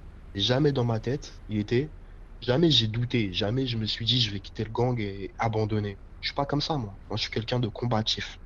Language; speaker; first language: French; native; French